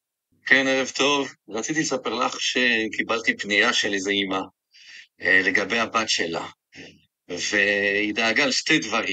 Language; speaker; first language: Hebrew; native; Hebrew